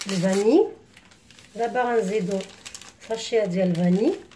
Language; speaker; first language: French; non-native, local second language; Arabic